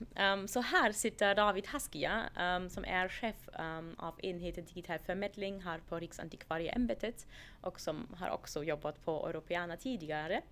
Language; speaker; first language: Swedish; non-native, fluent; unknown